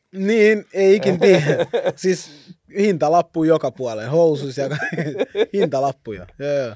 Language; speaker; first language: Finnish; early bilingual, other home language; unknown